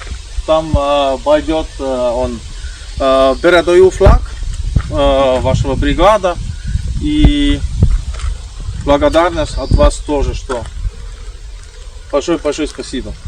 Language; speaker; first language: Russian; non-native, learner; Estonian